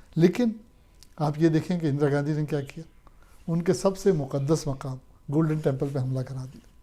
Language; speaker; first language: Urdu; native; Urdu